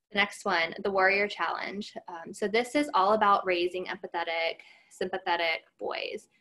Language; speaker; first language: English; native; English